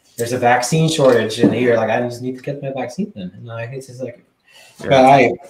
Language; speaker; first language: English; non-native, fluent; Swedish